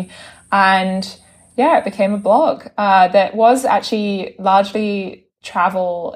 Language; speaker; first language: English; native; English